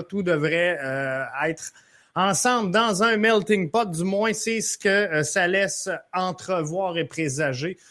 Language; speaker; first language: French; native; French